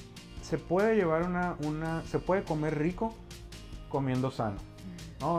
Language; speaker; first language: Spanish; native; Spanish